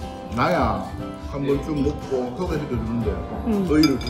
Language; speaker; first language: Korean; native; Korean